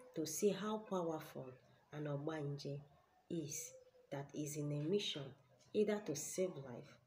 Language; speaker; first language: English; non-native, local second language; Igbo